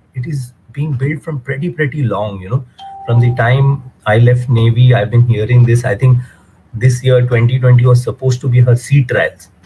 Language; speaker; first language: English; non-native, local second language; Hindi